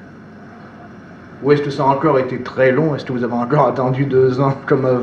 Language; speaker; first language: French; native; French